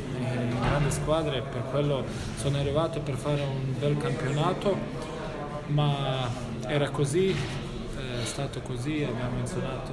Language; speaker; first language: Italian; non-native, fluent; Bosnian